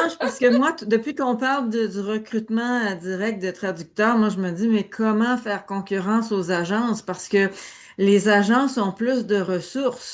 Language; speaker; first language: French; native; French